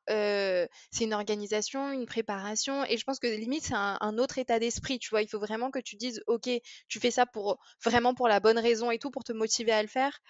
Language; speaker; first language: French; early bilingual, other home language; English